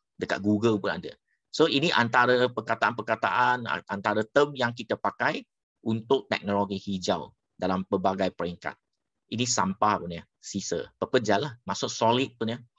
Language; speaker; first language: Malay; non-native, local second language; Chinese